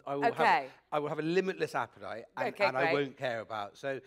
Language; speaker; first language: English; native; English